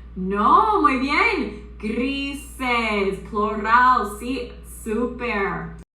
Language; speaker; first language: Spanish; non-native, fluent; English